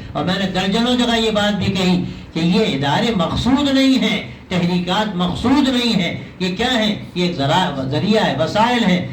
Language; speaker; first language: Urdu; native; Urdu